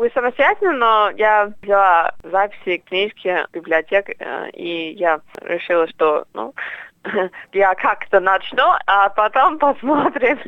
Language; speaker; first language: Russian; non-native, fluent; English